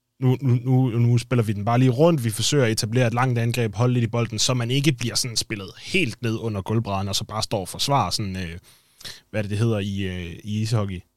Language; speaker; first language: Danish; native; Danish